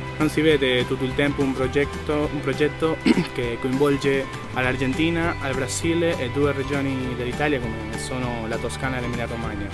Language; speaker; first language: Italian; non-native, fluent; Spanish